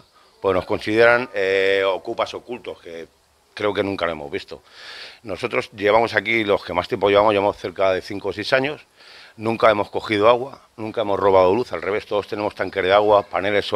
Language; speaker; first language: Spanish; native; Spanish